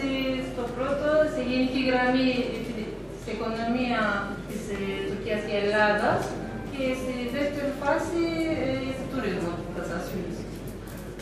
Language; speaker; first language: Greek; non-native, learner; Turkish